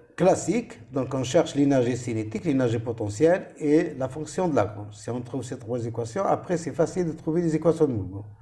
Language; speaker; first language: French; non-native, local second language; Arabic